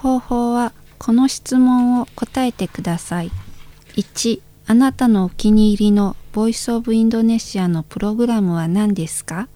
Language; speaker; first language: Japanese; non-native, fluent; Indonesian